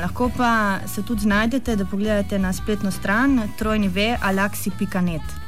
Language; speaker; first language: Slovenian; native; Slovenian